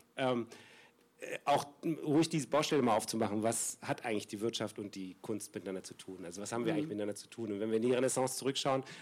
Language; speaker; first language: German; native; German